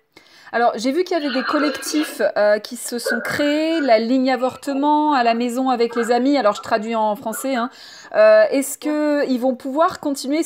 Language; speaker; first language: French; native; French